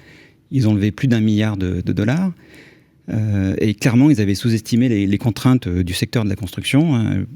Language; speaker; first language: French; native; French